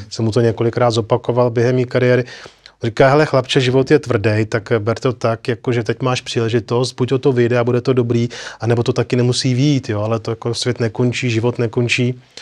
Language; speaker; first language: Czech; native; Czech